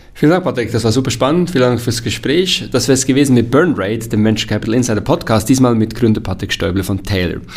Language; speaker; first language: German; native; German